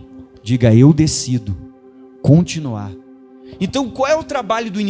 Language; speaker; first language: Portuguese; native; Portuguese